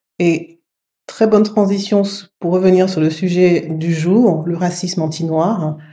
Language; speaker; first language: French; native; French